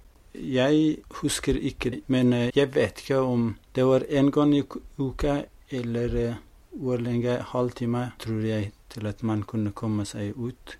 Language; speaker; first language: Norwegian; non-native, fluent; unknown